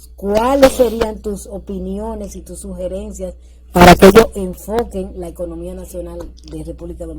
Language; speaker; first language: Spanish; native; Spanish